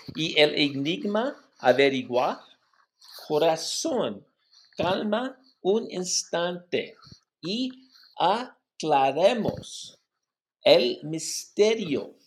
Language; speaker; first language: Spanish; non-native, learner; English